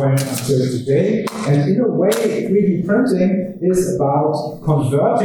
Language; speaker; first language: English; non-native, fluent; German